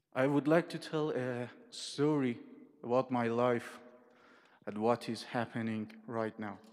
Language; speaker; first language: English; non-native, fluent; Persian